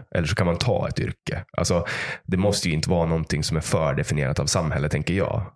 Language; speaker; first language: Swedish; native; Swedish